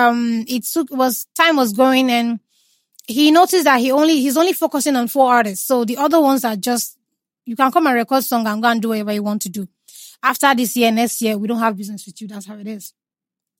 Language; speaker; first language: English; non-native, local second language; Igbo